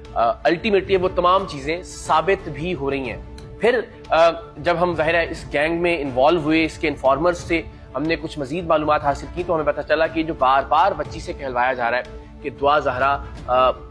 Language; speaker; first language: Urdu; native; Urdu